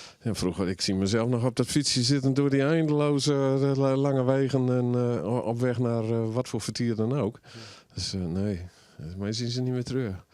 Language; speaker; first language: Dutch; native; Dutch